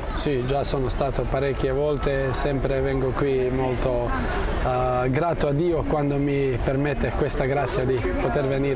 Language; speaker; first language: Italian; non-native, fluent; Croatian